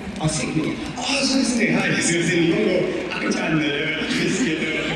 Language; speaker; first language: Japanese; non-native, learner; English